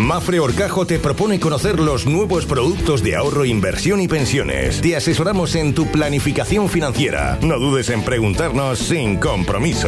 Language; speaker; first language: Spanish; native; Spanish